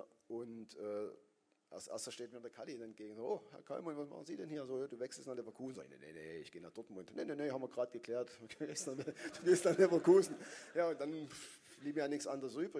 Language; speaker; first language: German; native; German